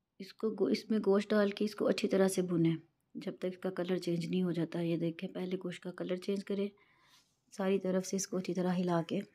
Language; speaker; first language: Urdu; non-native, local second language; Punjabi